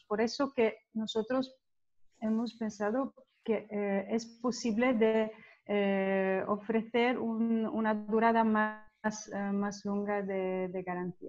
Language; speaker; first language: Spanish; non-native, learner; Italian